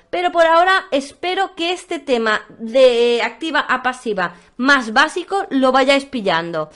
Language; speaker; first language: Spanish; native; Spanish